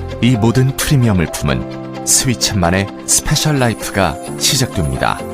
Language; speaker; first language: Korean; native; Korean